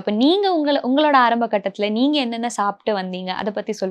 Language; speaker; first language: Tamil; native; Tamil